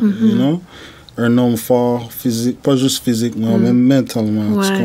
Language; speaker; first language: French; non-native, fluent; English